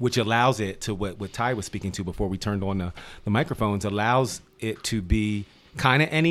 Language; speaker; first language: English; native; English